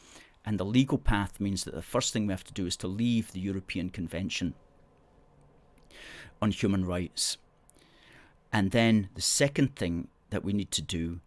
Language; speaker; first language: English; native; English